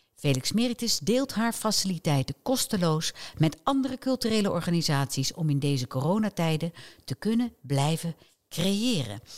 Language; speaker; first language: Dutch; native; Dutch